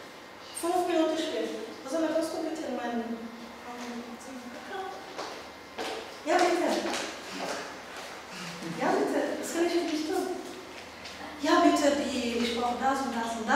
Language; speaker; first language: German; non-native, learner; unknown